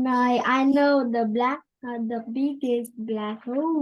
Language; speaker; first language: English; non-native, learner; Vietnamese